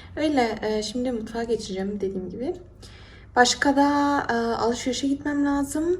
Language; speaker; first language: Turkish; early bilingual, heritage; Turkish